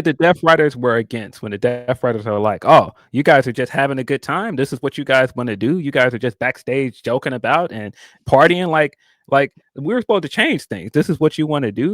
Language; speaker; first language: English; native; English